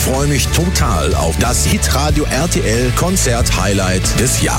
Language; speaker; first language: German; native; German